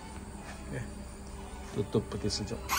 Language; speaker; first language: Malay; non-native, local second language; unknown